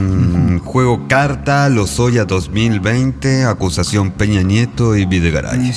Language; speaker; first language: Spanish; native; Spanish